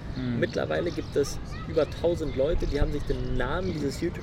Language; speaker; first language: German; early bilingual, other home language; Swedish